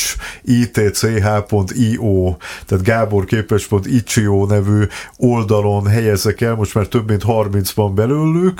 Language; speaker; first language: Hungarian; native; Hungarian